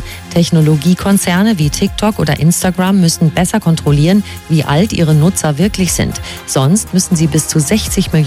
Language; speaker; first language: German; native; German